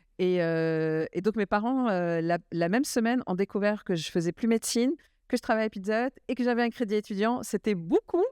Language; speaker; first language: French; early bilingual, other home language; Arabic